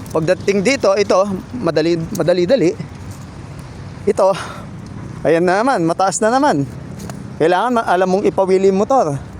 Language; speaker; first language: Filipino; native; Filipino